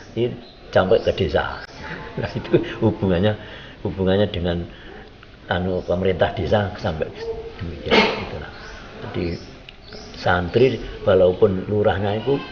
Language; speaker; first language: Indonesian; non-native, local second language; Javanese